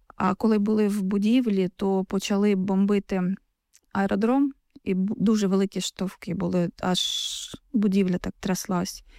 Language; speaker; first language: Ukrainian; native; Ukrainian